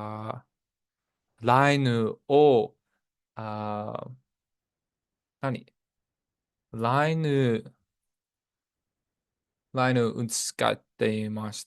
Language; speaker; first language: Japanese; non-native, learner; English